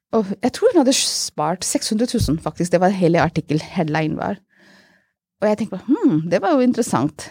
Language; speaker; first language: Norwegian; non-native, fluent; Hindi